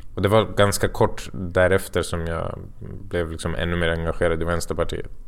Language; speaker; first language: Swedish; early bilingual, other home language; Persian